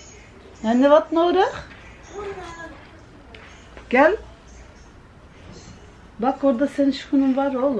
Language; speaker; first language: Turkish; early bilingual, other home language; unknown